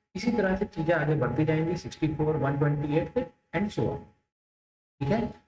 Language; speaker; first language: Hindi; native; Hindi